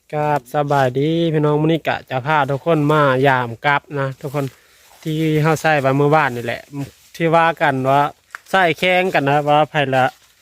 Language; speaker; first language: Thai; native; Thai